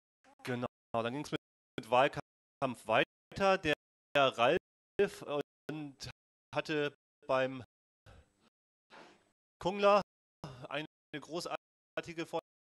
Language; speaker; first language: German; native; German